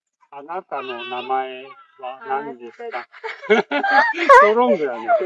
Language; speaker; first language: Japanese; non-native, learner; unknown